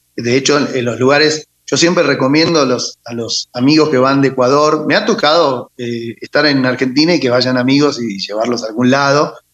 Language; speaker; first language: Spanish; native; Spanish